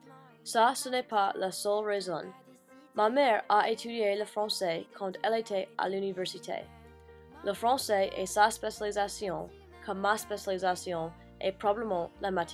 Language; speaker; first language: French; non-native, learner; English